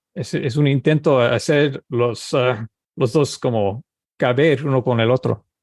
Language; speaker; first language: Spanish; early bilingual, heritage; Spanish